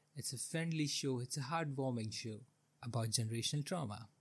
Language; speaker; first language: English; non-native, local second language; Hindi